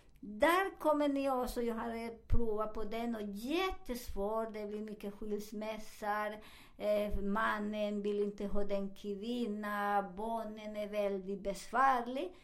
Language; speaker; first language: Swedish; non-native, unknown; Spanish